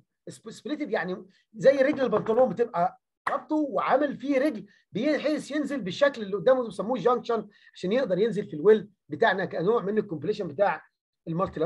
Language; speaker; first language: Arabic; native; Arabic